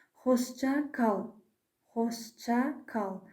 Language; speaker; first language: Turkish; non-native, fluent; Kazakh